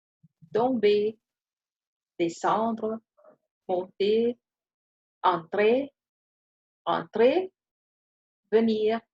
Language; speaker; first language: French; non-native, fluent; Spanish